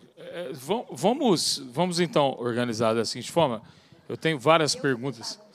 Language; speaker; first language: Portuguese; native; Portuguese